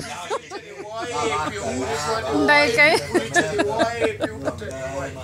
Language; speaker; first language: Italian; non-native, learner; Wolof